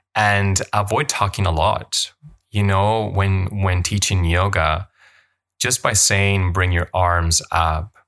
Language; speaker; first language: English; non-native, fluent; Spanish